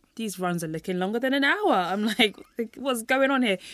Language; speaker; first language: English; native; English